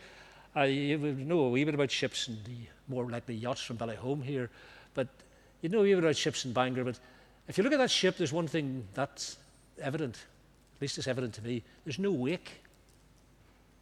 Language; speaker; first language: English; native; English